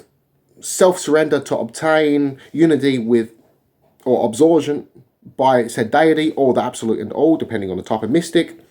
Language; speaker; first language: English; native; English